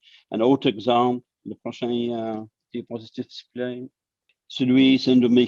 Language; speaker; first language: French; non-native, local second language; English